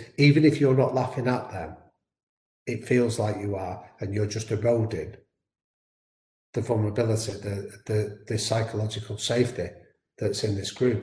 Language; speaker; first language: English; native; English